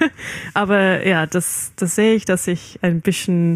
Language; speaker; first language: German; non-native, fluent; English